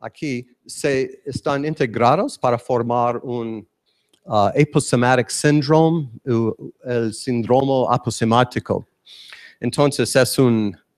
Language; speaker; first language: Spanish; non-native, learner; English